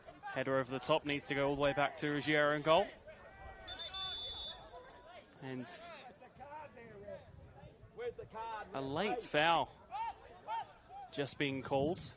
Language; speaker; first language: English; native; English